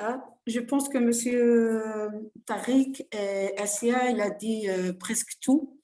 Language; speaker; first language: French; non-native, learner; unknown